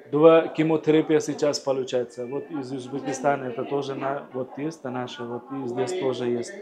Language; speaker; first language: Russian; non-native, learner; Hindi